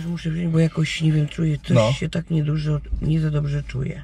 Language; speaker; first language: Polish; native; Polish